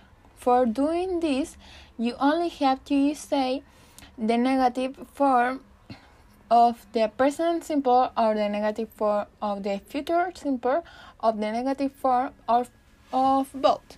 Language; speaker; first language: English; non-native, learner; Spanish